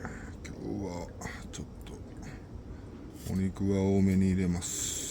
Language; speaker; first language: Japanese; native; Japanese